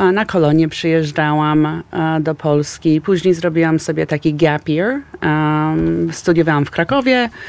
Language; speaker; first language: Polish; early bilingual, heritage; Polish